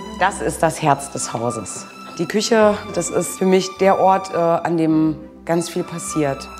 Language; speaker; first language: German; early bilingual, other home language; Italian